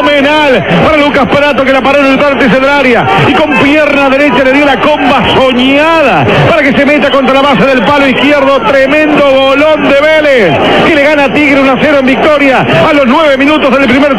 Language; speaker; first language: Spanish; native; Spanish